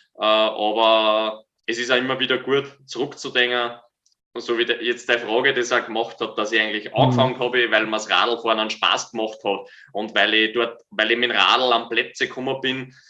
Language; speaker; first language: German; native; German